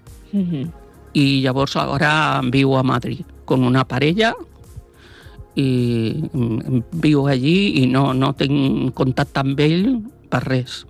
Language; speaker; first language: Catalan; non-native, local second language; Spanish